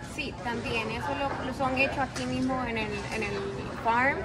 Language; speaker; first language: Spanish; early bilingual, heritage; Spanish